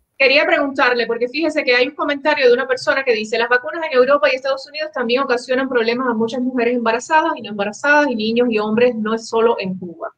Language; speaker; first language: Spanish; native; Spanish